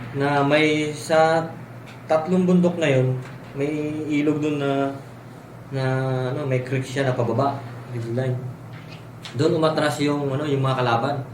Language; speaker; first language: Filipino; native; Filipino